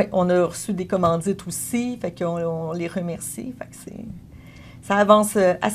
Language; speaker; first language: French; native; French